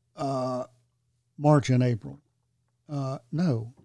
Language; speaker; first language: English; native; English